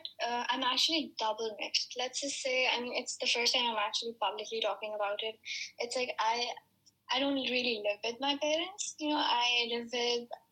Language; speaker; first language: English; non-native, local second language; Urdu